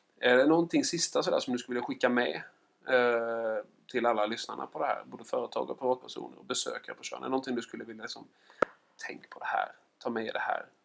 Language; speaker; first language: Swedish; native; Swedish